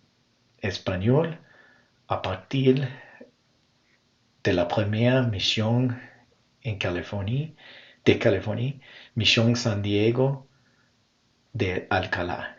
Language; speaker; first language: French; non-native, learner; English